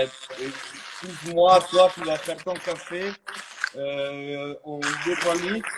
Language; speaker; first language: French; non-native, fluent; Italian